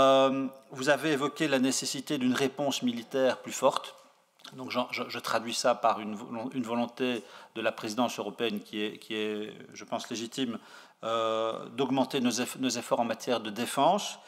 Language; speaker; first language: French; native; French